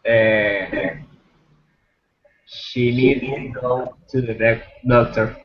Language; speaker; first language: English; non-native, learner; Spanish